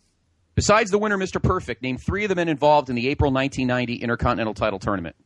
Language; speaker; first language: English; native; English